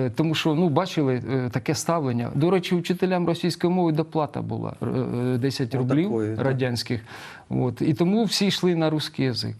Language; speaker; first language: Ukrainian; non-native, local second language; Russian